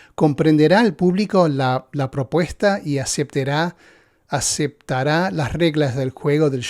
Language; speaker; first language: Spanish; early bilingual, heritage; Spanish